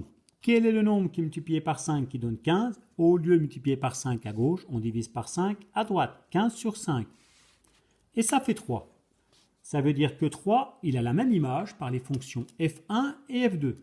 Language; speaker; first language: French; native; French